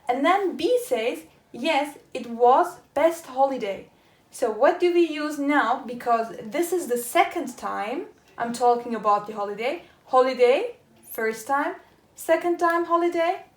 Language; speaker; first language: English; non-native, fluent; Turkish